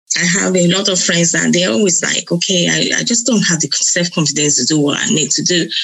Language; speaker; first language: English; non-native, local second language; Yoruba